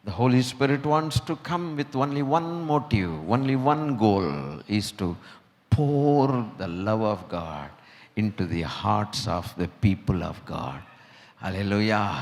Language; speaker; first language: English; non-native, local second language; Tamil